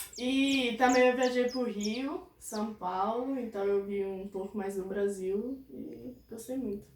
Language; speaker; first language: Portuguese; non-native, fluent; Italian